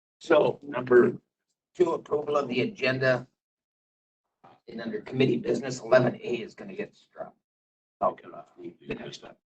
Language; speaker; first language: English; native; English